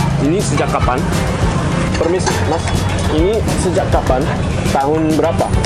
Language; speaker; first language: Indonesian; non-native, learner; Korean